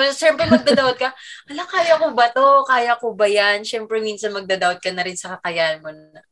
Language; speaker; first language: Filipino; native; Filipino